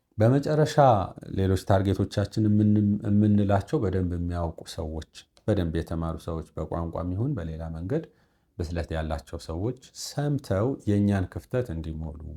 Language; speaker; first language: Amharic; non-native, local second language; Sebat Bet Gurage